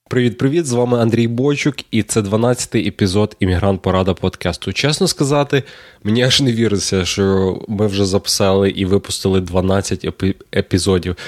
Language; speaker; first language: Ukrainian; native; Ukrainian